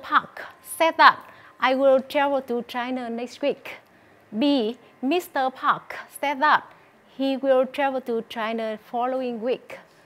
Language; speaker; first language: English; non-native, fluent; Vietnamese